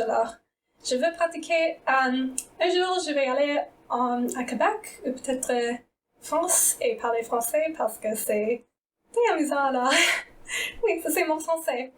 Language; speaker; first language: French; non-native, learner; English